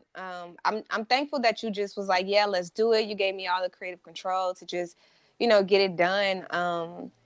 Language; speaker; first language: English; native; English